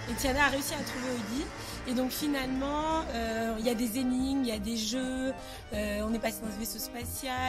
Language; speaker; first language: French; native; French